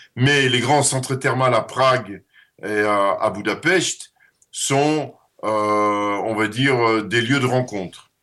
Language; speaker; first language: French; non-native, fluent; Dutch